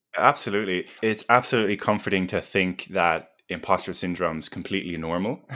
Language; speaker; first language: English; native; English